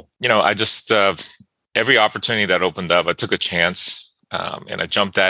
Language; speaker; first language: English; early bilingual, other home language; Korean